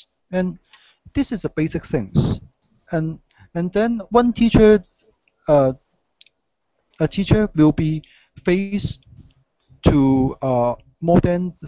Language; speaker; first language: English; non-native, learner; Chinese